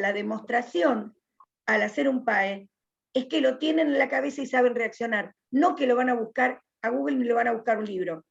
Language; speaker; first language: Spanish; native; Spanish